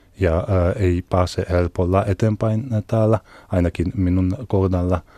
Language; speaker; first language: Finnish; non-native, fluent; Hungarian